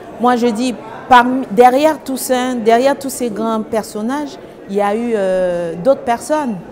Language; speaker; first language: French; non-native, local second language; Haitian Creole